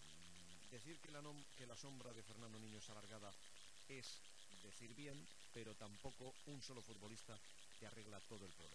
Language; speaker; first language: Spanish; native; Spanish